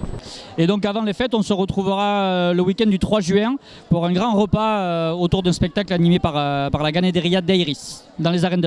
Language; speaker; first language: French; native; French